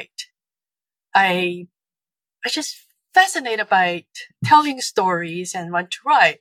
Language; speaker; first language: English; non-native, fluent; Chinese